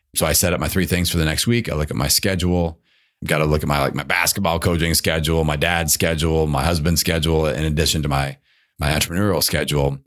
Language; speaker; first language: English; native; English